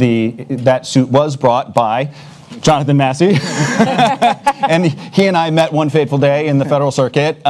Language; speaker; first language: English; native; English